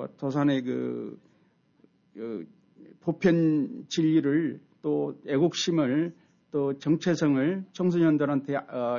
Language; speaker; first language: Korean; native; Korean